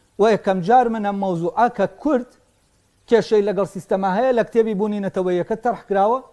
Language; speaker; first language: Central Kurdish; native; Central Kurdish